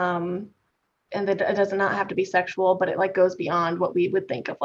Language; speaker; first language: English; native; English